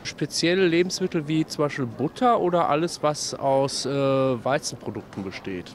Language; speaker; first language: German; native; German